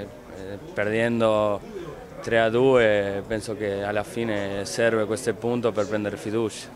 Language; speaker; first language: Italian; non-native, fluent; Spanish